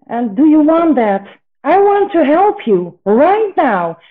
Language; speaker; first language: English; non-native, fluent; Dutch